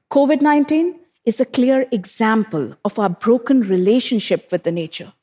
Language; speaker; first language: English; non-native, local second language; Hindi